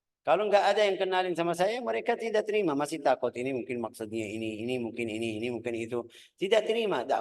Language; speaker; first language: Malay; non-native, fluent; Arabic